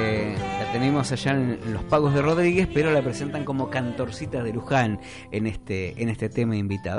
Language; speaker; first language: Spanish; native; Spanish